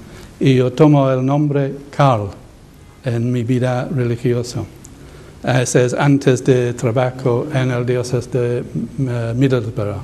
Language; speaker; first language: Spanish; non-native, learner; English